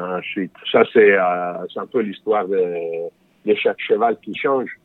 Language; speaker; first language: French; non-native, fluent; English